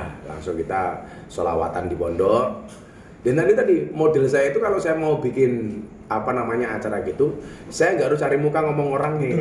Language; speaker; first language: Indonesian; native; Indonesian